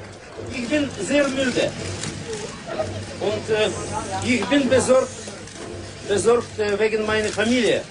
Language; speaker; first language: German; non-native, learner; Russian